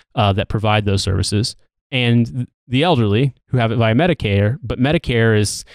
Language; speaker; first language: English; native; English